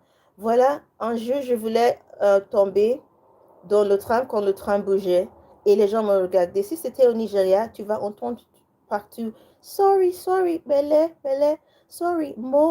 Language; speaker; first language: French; non-native, learner; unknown